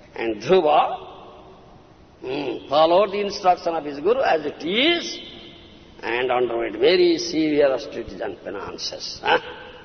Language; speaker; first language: English; non-native, local second language; Odia